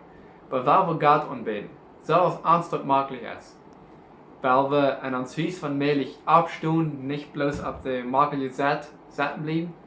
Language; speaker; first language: German; non-native, learner; Plautdietsch